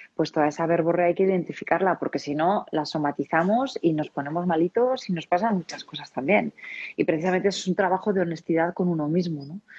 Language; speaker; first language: Spanish; non-native, local second language; Basque